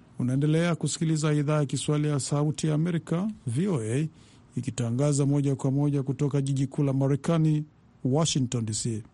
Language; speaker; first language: Swahili; non-native, local second language; Rundi